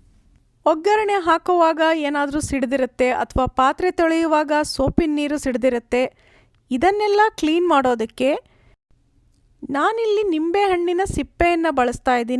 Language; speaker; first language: Kannada; native; Kannada